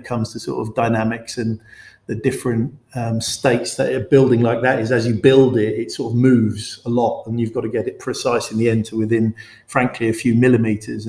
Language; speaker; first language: English; native; English